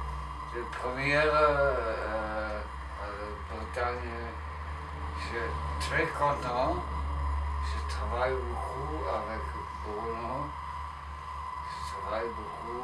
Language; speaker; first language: French; non-native, learner; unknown